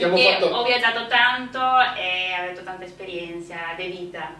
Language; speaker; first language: Italian; non-native, fluent; Spanish